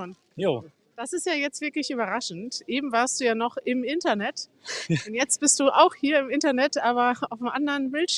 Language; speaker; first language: German; native; German